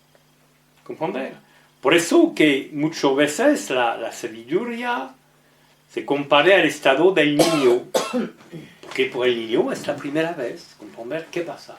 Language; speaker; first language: Spanish; non-native, learner; French